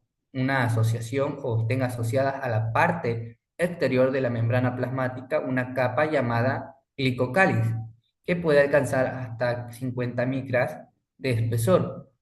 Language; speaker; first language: Spanish; native; Spanish